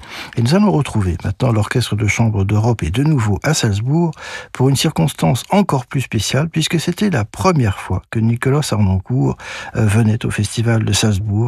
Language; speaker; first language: French; native; French